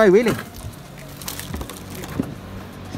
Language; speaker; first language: Spanish; non-native, learner; Filipino